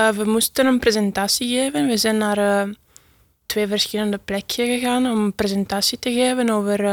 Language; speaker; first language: Dutch; non-native, learner; Italian